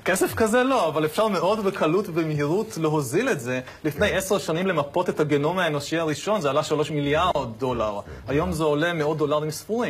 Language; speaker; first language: Hebrew; native; Hebrew